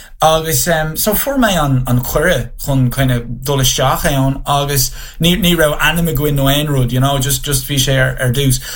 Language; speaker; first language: Irish; non-native, local second language; English